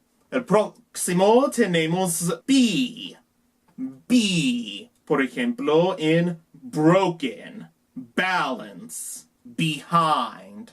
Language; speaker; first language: Spanish; non-native, learner; English